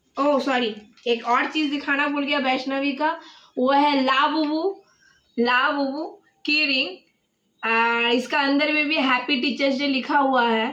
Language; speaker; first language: Hindi; non-native, local second language; Bangla